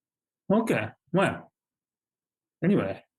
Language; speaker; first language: English; non-native, fluent; Japanese